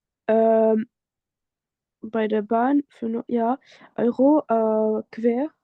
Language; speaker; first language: German; non-native, learner; French